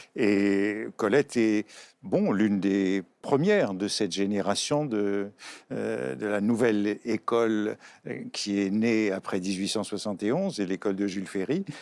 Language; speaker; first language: French; native; French